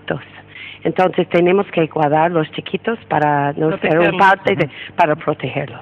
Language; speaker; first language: Spanish; non-native, fluent; English